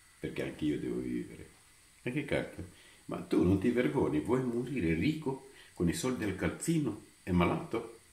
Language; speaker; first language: Italian; non-native, fluent; Romanian